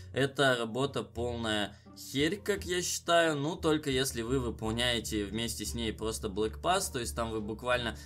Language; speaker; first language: Russian; native; Russian